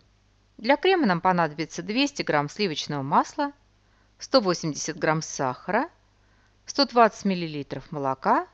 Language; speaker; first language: Russian; native; Russian